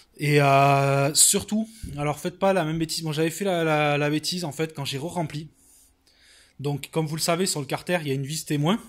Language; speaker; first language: French; native; French